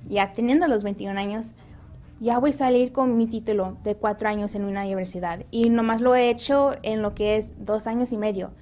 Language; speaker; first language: Spanish; early bilingual, heritage; Spanish